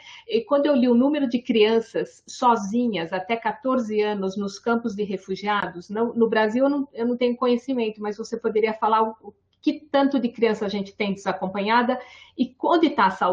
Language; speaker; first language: Portuguese; native; Portuguese